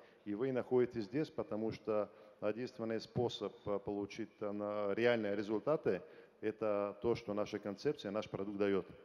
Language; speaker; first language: Russian; non-native, fluent; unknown